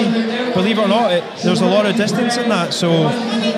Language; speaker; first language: English; native; English